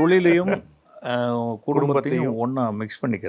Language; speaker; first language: Tamil; native; Tamil